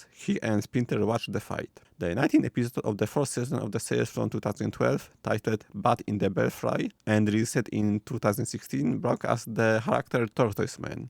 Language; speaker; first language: English; non-native, fluent; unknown